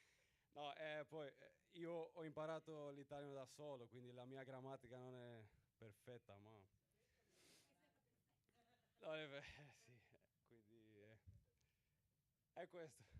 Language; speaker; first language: Italian; non-native, learner; Swedish